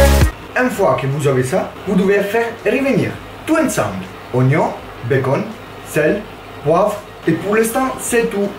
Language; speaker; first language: French; non-native, learner; Italian